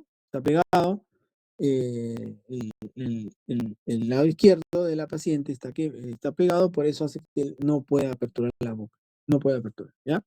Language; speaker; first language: Spanish; native; Spanish